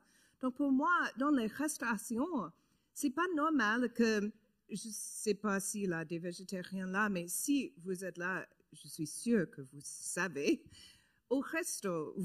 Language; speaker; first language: French; non-native, learner; English